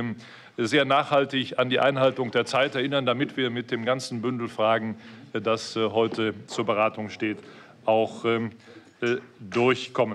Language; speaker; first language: German; native; German